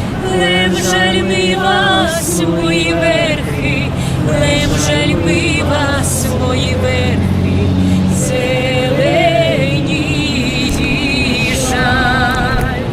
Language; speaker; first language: Ukrainian; native; Ukrainian